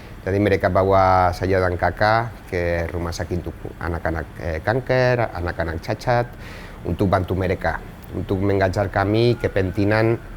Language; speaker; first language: Indonesian; non-native, fluent; Spanish